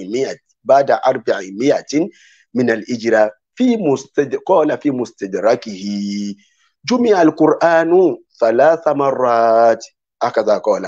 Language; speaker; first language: Arabic; non-native, fluent; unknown